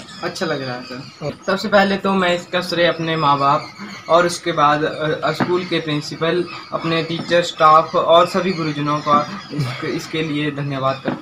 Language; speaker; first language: Hindi; native; Hindi